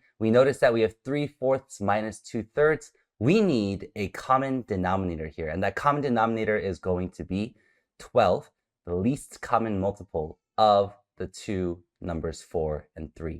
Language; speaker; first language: English; native; English